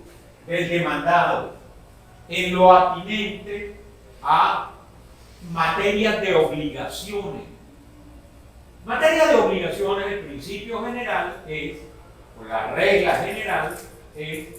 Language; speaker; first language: Spanish; native; Spanish